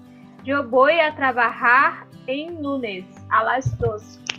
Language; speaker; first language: Spanish; non-native, learner; Portuguese